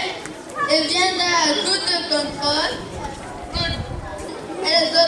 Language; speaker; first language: French; non-native, learner; Kinyarwanda